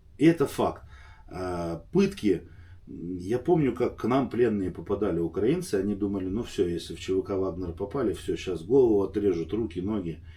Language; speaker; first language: Russian; native; Russian